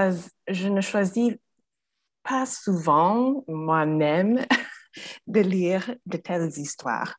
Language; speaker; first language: French; non-native, fluent; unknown